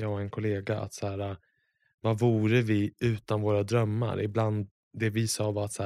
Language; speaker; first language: Swedish; native; Swedish